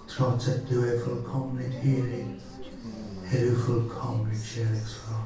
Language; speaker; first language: Swedish; non-native, fluent; English